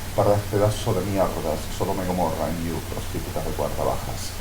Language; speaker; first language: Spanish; native; Spanish